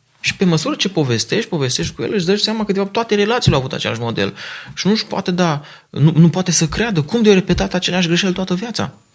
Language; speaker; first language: Romanian; native; Romanian